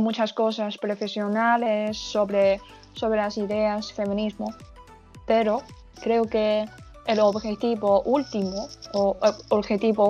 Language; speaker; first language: Spanish; non-native, learner; Chinese